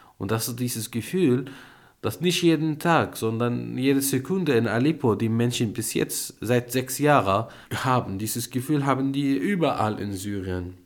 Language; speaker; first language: German; non-native, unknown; Arabic